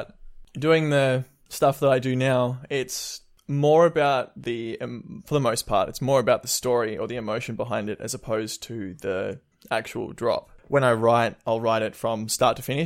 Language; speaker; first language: English; native; English